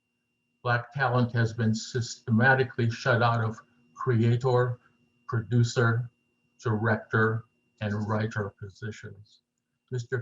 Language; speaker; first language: English; native; English